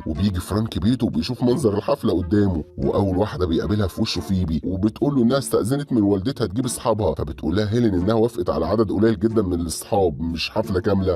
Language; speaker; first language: Arabic; native; Arabic